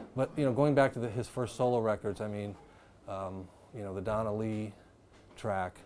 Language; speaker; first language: English; native; English